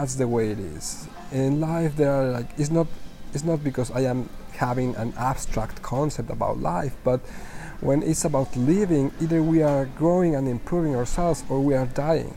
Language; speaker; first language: English; non-native, fluent; Spanish